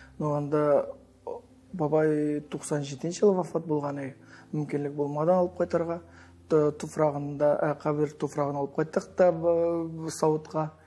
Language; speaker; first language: Tatar; early bilingual, heritage; Tatar